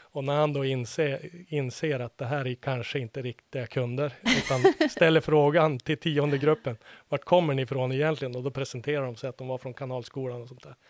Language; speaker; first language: Swedish; native; Swedish